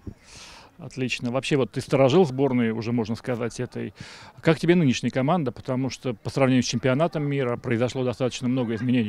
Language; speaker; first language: Russian; native; Russian